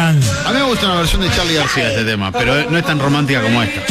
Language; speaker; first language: Spanish; native; Spanish